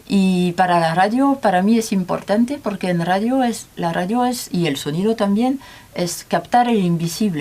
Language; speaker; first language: Spanish; non-native, learner; French